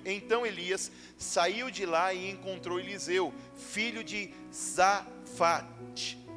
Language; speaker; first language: Portuguese; native; Portuguese